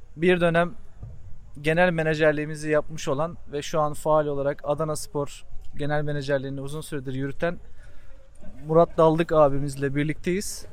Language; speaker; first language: Turkish; native; Turkish